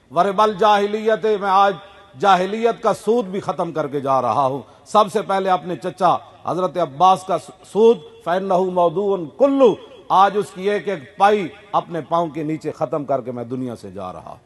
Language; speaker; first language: Urdu; non-native, local second language; Punjabi